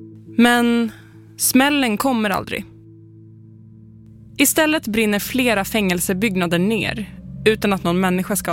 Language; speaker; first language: Swedish; native; Swedish